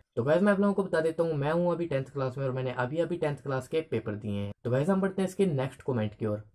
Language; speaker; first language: Hindi; native; Hindi